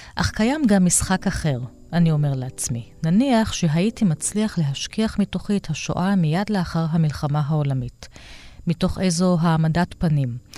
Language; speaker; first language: Hebrew; native; Hebrew